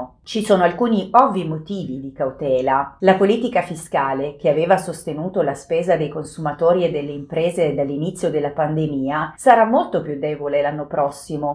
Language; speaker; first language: Italian; native; Italian